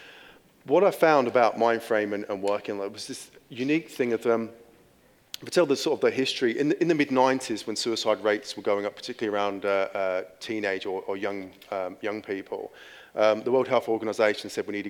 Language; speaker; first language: English; native; English